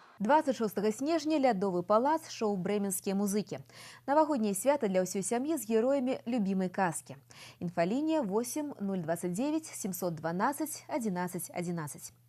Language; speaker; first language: Belarusian; non-native, local second language; Russian